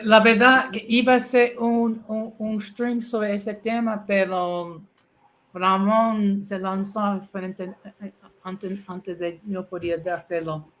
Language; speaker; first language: Spanish; non-native, learner; English